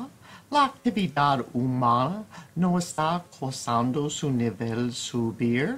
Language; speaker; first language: Spanish; non-native, learner; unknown